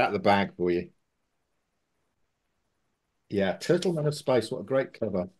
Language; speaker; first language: English; native; English